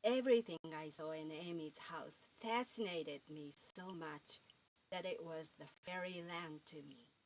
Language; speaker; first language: English; non-native, fluent; Japanese